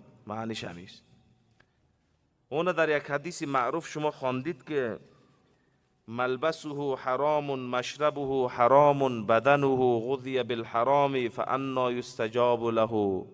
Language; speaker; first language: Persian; native; Persian